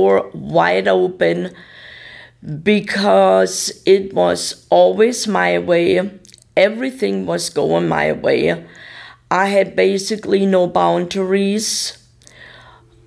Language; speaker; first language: English; non-native, fluent; German